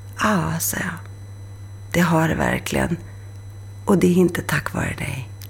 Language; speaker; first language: Swedish; early bilingual, other home language; Greek